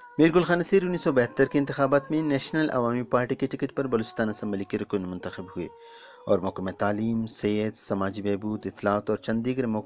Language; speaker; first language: Urdu; non-native, local second language; Baluchi